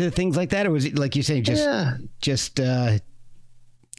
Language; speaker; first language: English; native; English